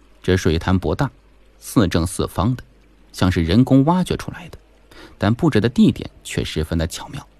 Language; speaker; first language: Chinese; native; Chinese